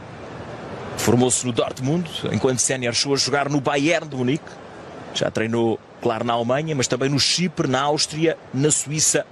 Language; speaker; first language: Portuguese; native; Portuguese